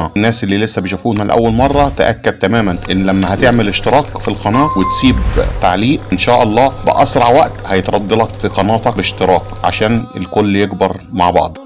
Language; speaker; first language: Arabic; native; Arabic